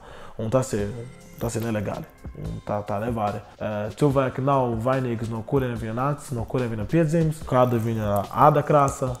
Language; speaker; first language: Latvian; non-native, learner; Portuguese